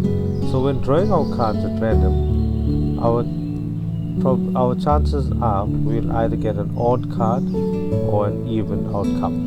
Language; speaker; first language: English; native; English